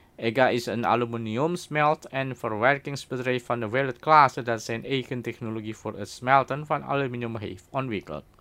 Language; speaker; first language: Dutch; non-native, fluent; Indonesian